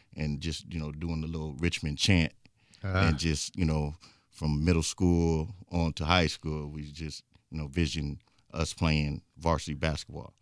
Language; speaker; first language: English; native; English